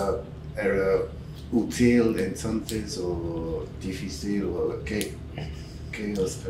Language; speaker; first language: Spanish; non-native, fluent; English